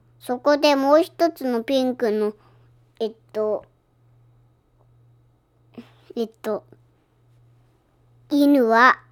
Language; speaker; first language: Japanese; early bilingual, heritage; Japanese